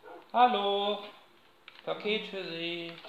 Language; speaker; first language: German; native; German